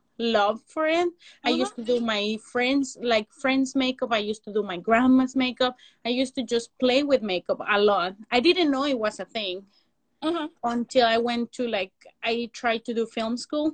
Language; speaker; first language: English; non-native, fluent; Spanish